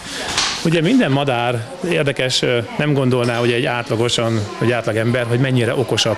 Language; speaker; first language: Hungarian; native; Hungarian